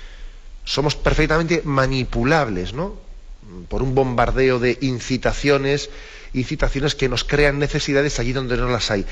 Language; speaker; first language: Spanish; native; Spanish